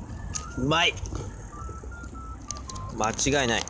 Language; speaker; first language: Japanese; native; Japanese